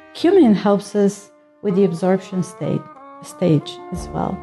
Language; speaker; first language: English; non-native, fluent; Bulgarian